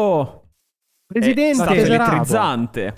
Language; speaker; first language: Italian; native; Italian